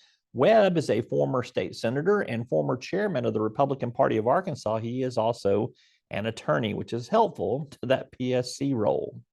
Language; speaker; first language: English; native; English